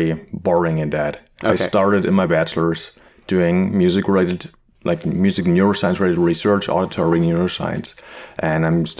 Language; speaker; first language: English; non-native, fluent; German